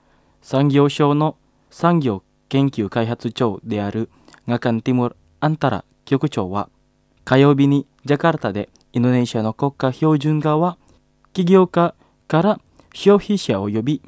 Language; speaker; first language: Japanese; non-native, fluent; Indonesian